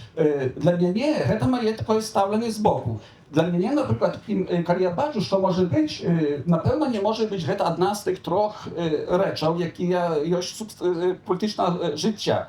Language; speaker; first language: Polish; non-native, local second language; Belarusian